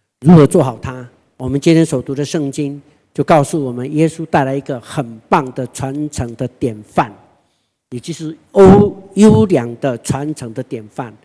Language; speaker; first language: Chinese; non-native, local second language; Hakka Chinese